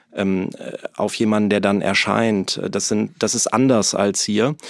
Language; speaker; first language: German; native; German